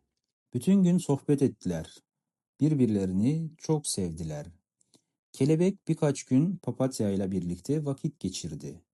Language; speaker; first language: Turkish; non-native, fluent; Kazakh